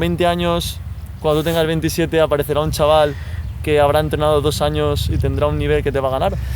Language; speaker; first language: Spanish; native; Spanish